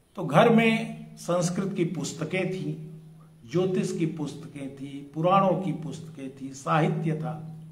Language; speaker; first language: Hindi; native; Hindi